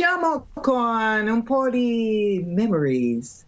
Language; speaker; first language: Italian; non-native, learner; English